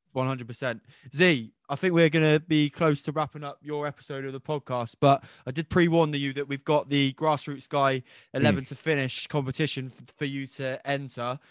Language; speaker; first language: English; native; English